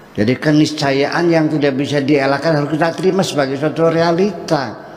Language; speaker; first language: Indonesian; native; Indonesian